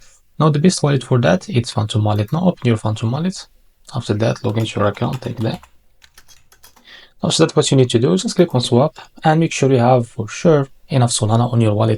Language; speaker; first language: English; non-native, fluent; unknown